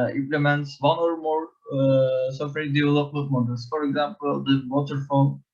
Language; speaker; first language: English; non-native, learner; Turkish